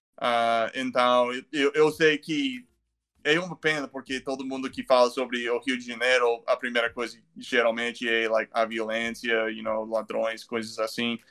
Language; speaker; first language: Portuguese; non-native, learner; English